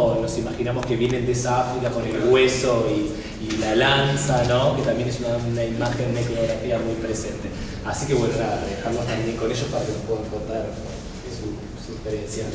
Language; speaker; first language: Spanish; native; Spanish